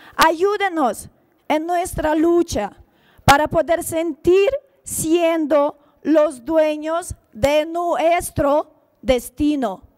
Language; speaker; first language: Spanish; non-native, fluent; Ukrainian